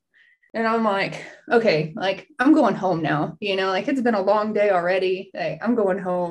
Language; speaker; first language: English; native; English